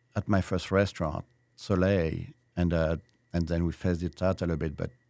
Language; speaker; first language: English; non-native, fluent; French